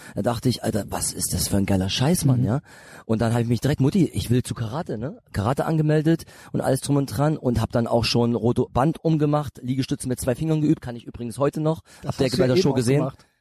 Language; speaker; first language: German; native; German